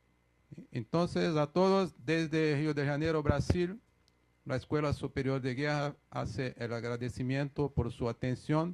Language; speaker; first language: Spanish; non-native, fluent; Portuguese